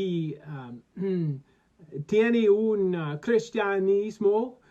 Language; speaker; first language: Spanish; non-native, learner; English